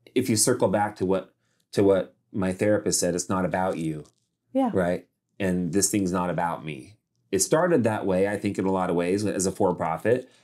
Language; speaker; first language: English; native; English